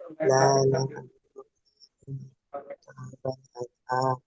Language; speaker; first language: Arabic; non-native, learner; Bangla